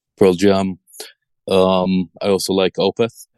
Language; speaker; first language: English; early bilingual, other home language; Arabic